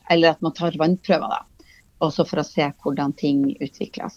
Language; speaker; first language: Norwegian; native; Norwegian